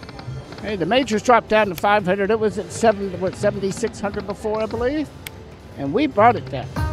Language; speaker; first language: English; native; English